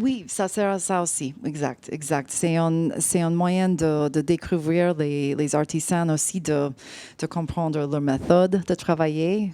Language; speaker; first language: French; non-native, fluent; English